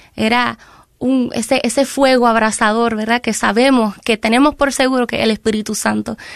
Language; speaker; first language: Spanish; native; Spanish